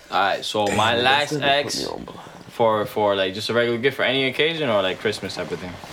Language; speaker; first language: English; early bilingual, other home language; Spanish